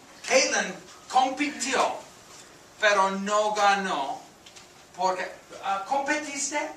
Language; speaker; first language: Spanish; non-native, fluent; English